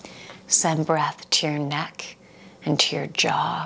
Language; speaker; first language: English; native; English